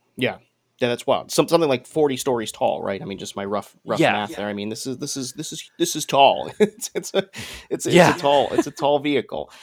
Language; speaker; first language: English; native; English